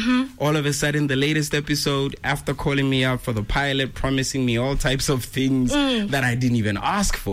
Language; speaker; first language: English; non-native, local second language; Tswana